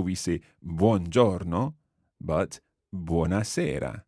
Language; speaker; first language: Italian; non-native, fluent; English